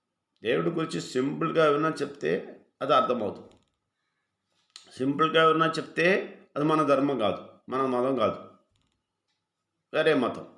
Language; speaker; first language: Telugu; non-native, fluent; Malayalam